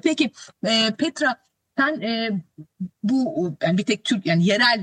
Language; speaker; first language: Turkish; native; Turkish